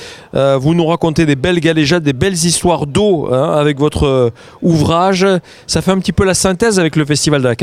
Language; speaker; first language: French; native; French